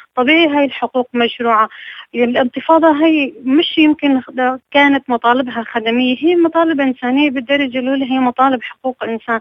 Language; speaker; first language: Arabic; non-native, local second language; Kurdish